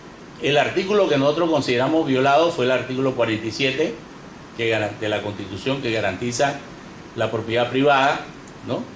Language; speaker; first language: Spanish; native; Spanish